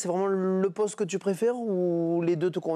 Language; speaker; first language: French; native; French